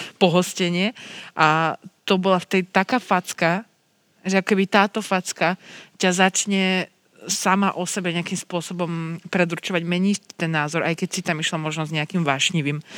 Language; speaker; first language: Slovak; native; Slovak